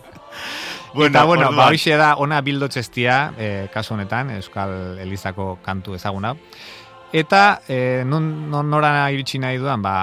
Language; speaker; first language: Basque; native; Basque